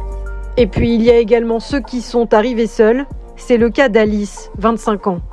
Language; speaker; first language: French; native; French